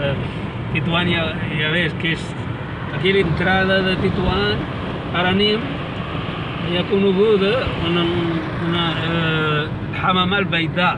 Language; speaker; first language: Catalan; non-native, learner; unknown